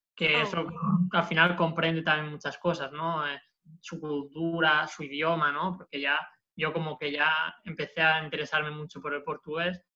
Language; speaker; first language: Spanish; native; Spanish